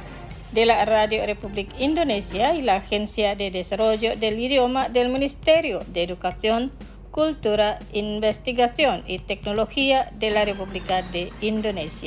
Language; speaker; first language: Spanish; non-native, fluent; Indonesian